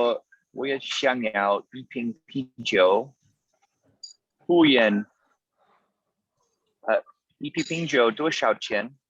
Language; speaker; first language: Chinese; non-native, learner; English